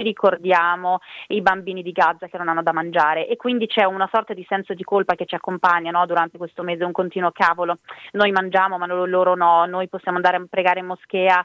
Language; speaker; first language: Italian; native; Italian